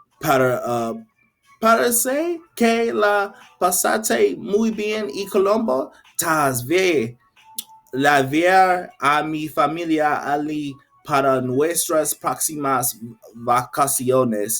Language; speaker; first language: Spanish; non-native, learner; English